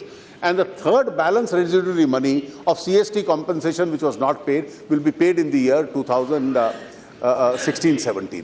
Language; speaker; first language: English; non-native, local second language; Hindi